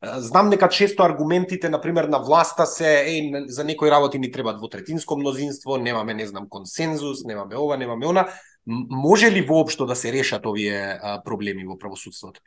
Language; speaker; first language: Macedonian; native; Macedonian